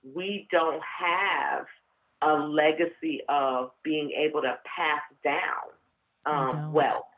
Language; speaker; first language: English; native; English